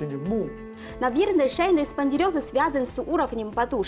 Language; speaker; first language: Russian; non-native, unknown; Chinese